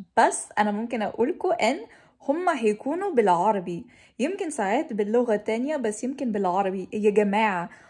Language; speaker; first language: Egyptian Arabic; non-native, fluent; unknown